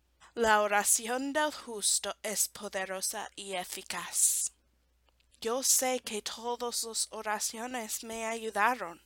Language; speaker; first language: Spanish; non-native, fluent; English